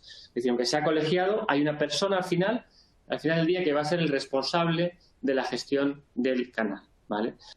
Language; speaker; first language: Spanish; native; Spanish